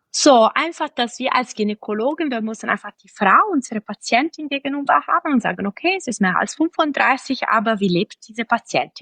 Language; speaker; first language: German; non-native, fluent; Italian